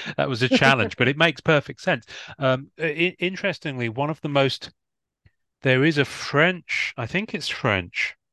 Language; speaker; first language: English; native; English